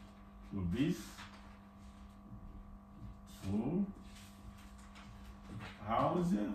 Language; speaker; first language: German; non-native, fluent; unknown